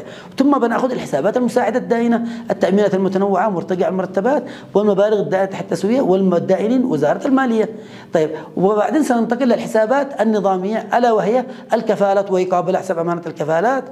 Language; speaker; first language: Arabic; native; Arabic